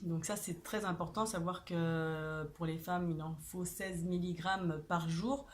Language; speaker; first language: French; native; French